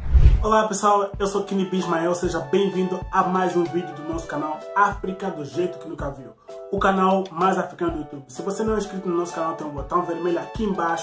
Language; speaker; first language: Portuguese; native; Portuguese